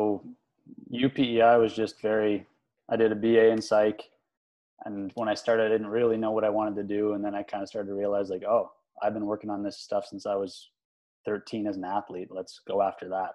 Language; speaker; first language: English; native; English